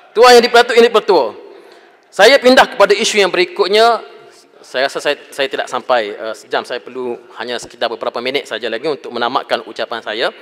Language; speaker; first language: Malay; native; Malay